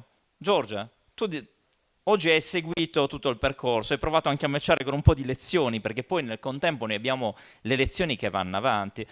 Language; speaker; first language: Italian; native; Italian